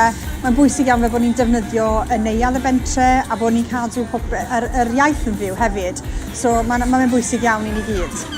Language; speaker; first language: Welsh; native; Welsh